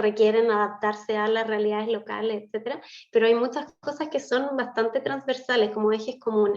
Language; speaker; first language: Spanish; native; Spanish